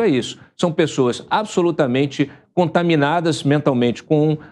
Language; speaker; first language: Portuguese; native; Portuguese